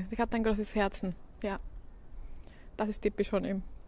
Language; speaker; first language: German; non-native, fluent; Spanish